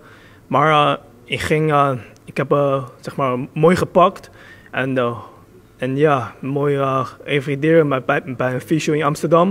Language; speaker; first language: Dutch; early bilingual, other home language; Chinese